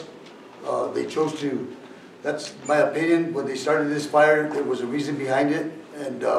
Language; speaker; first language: English; native; English